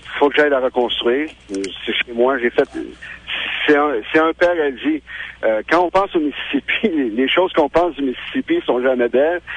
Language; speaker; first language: French; native; French